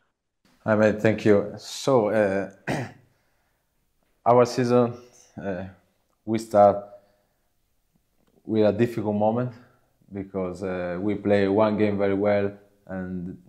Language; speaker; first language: English; non-native, learner; Italian